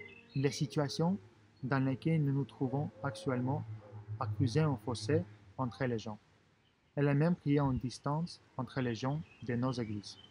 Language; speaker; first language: French; non-native, fluent; Russian